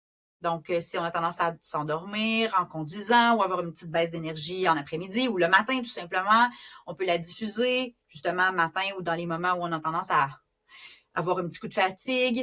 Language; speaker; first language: French; native; French